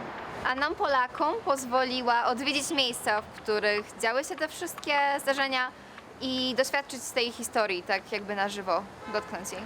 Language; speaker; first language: Polish; native; Polish